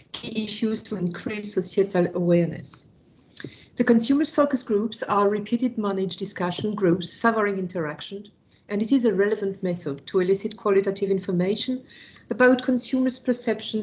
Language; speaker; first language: English; non-native, fluent; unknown